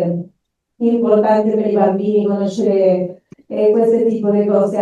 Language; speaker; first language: Italian; non-native, learner; Spanish